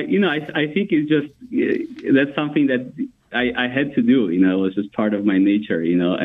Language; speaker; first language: English; non-native, fluent; Armenian